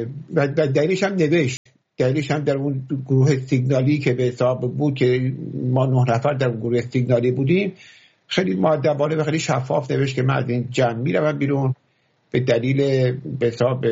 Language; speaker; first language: Persian; native; Persian